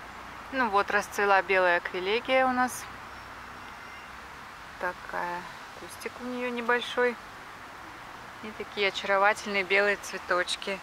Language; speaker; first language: Russian; native; Russian